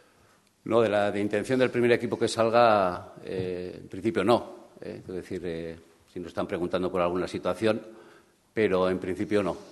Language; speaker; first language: Spanish; native; Spanish